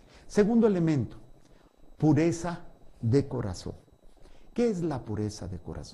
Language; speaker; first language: Spanish; native; Spanish